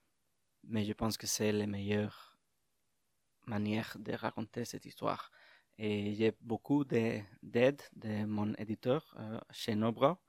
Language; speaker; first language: French; non-native, learner; English